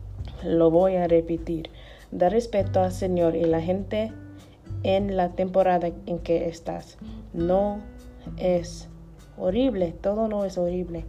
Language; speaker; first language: Spanish; non-native, learner; English